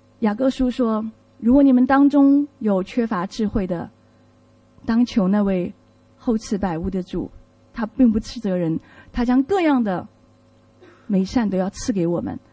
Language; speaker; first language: Chinese; native; Chinese